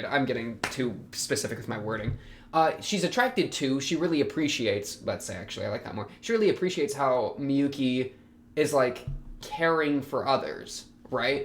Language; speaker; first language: English; native; English